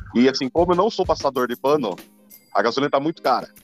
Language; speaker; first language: Portuguese; native; Portuguese